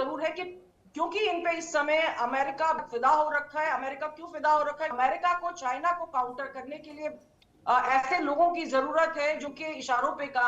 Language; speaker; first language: Hindi; native; Hindi